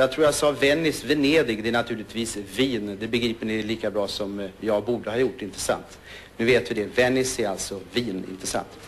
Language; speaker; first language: Swedish; native; Swedish